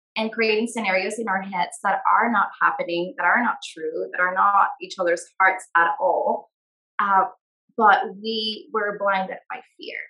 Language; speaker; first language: English; non-native, fluent; Spanish